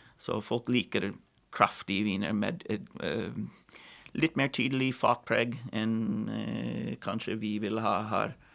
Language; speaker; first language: Norwegian; non-native, fluent; English